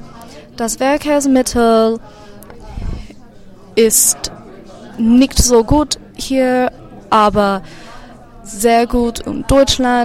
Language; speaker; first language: German; non-native, learner; English